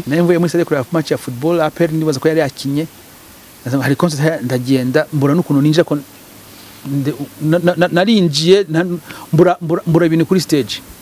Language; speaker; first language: Kinyarwanda; early bilingual, heritage; Kinyarwanda